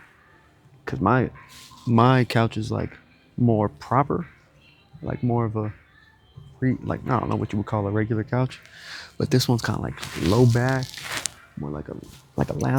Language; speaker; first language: English; native; English